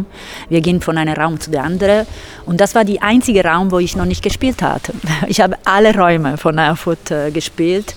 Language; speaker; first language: German; non-native, fluent; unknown